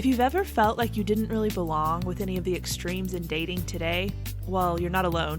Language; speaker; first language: English; native; English